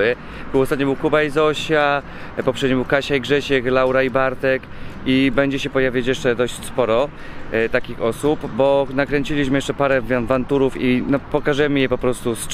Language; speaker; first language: Polish; native; Polish